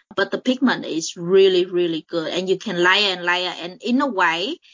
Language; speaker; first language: English; non-native, fluent; Vietnamese